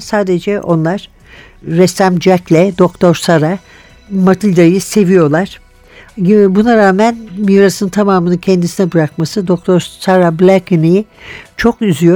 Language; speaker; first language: Turkish; native; Turkish